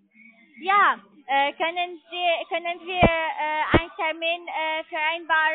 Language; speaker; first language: German; non-native, learner; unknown